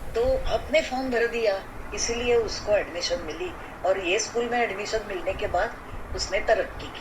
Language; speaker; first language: Hindi; non-native, local second language; Marathi